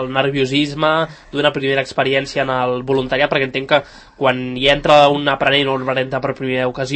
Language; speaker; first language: Catalan; native; Catalan